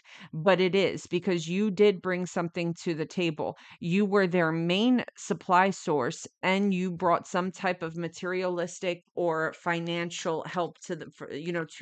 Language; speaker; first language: English; native; English